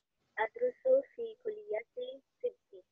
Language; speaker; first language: Arabic; non-native, learner; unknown